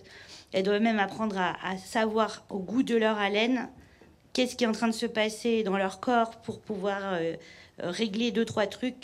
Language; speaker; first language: French; native; French